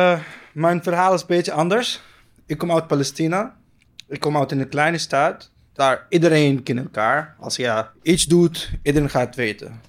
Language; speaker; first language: Dutch; non-native, learner; Arabic